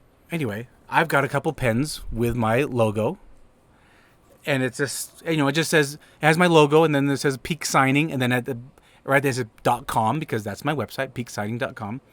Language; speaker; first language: English; native; English